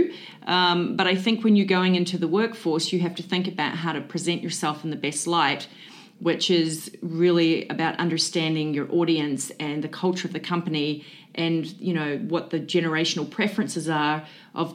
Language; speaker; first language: English; native; English